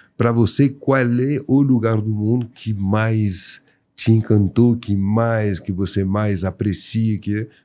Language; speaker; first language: Portuguese; non-native, fluent; French